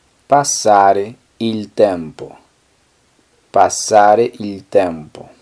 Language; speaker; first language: Italian; non-native, fluent; Spanish